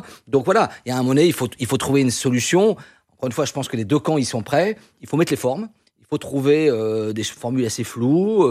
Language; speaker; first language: French; native; French